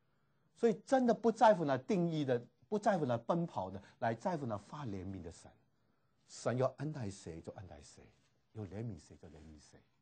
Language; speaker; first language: Chinese; native; Chinese